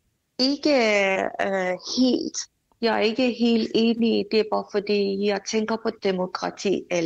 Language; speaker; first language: Danish; non-native, fluent; Persian